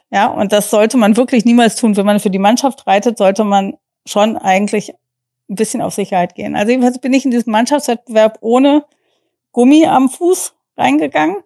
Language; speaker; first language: German; non-native, fluent; English